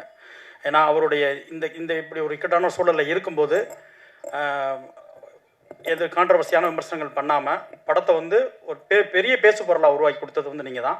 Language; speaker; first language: Tamil; native; Tamil